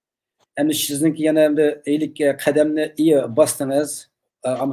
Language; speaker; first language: Turkish; non-native, learner; Uyghur